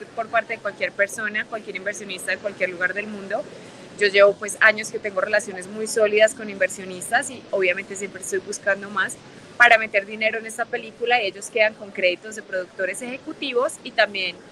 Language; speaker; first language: Spanish; native; Spanish